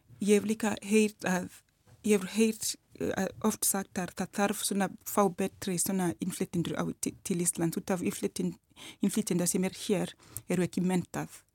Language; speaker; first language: Icelandic; non-native, learner; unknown